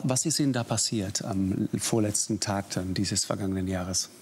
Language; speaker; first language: German; native; German